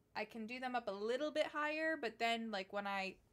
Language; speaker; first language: English; native; English